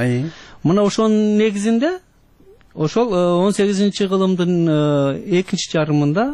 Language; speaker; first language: Kyrgyz; native; Kyrgyz